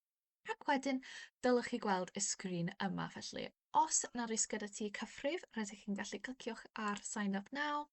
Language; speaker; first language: Welsh; non-native, local second language; English